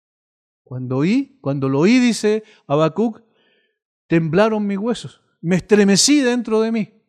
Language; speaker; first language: Spanish; native; Spanish